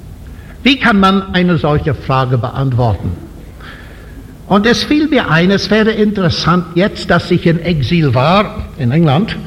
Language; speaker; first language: German; non-native, fluent; English